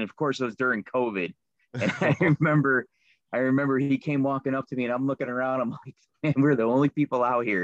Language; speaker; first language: English; native; English